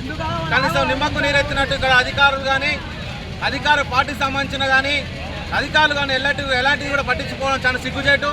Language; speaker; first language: Telugu; native; Telugu